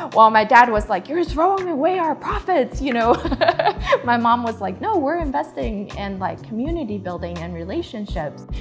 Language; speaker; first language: English; early bilingual, other home language; Chinese